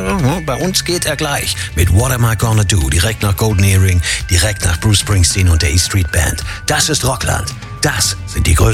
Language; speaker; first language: German; native; German